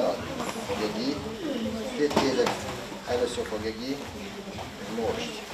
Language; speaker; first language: Hungarian; non-native, learner; Portuguese